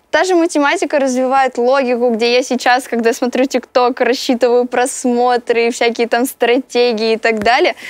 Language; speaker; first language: Russian; native; Russian